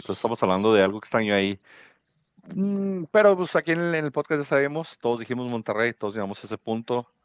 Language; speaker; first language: Spanish; native; Spanish